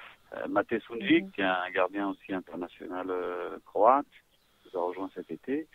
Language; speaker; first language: French; native; French